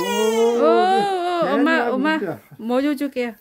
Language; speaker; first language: Korean; non-native, learner; Vietnamese